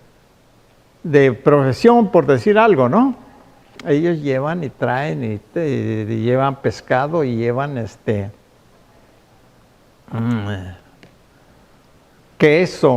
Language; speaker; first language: Spanish; native; Spanish